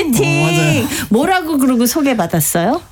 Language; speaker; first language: Korean; native; Korean